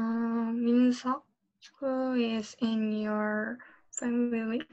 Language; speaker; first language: English; non-native, learner; Korean